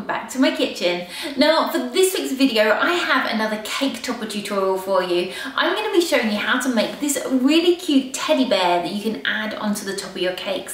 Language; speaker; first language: English; native; English